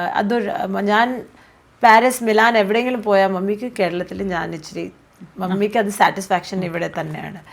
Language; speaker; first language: Malayalam; early bilingual, heritage; Malayalam